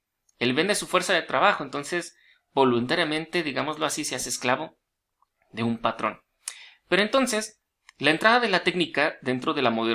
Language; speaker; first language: Spanish; native; Spanish